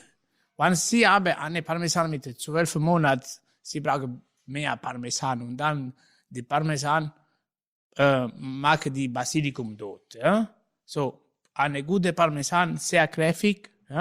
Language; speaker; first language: German; non-native, learner; Italian